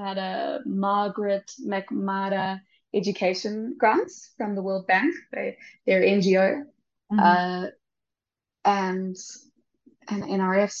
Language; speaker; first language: English; native; English